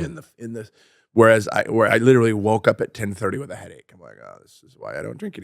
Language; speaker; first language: English; native; English